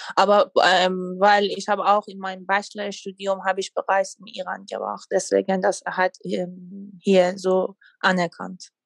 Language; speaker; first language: German; non-native, fluent; Persian